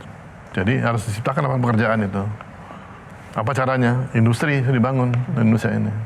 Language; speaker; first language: Indonesian; native; Indonesian